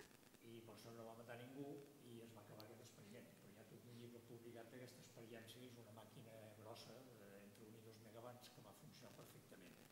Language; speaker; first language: Catalan; native; Catalan